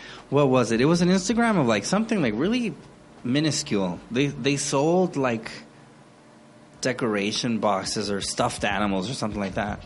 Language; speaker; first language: English; non-native, fluent; Spanish